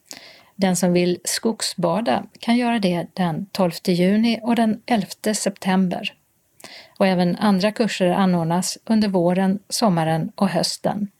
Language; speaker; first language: Swedish; native; Swedish